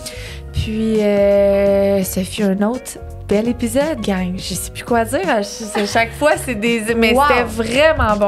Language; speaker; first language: French; native; French